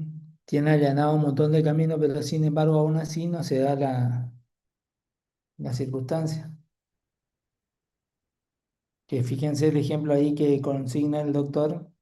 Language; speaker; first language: Spanish; native; Spanish